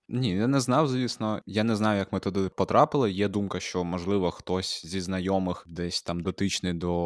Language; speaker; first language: Ukrainian; non-native, local second language; Russian